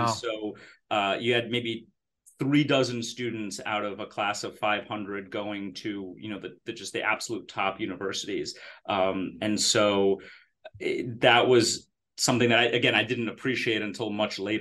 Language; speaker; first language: English; native; English